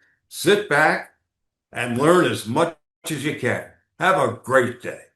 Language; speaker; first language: English; native; English